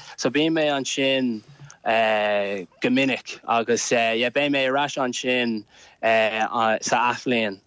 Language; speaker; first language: Irish; non-native, local second language; English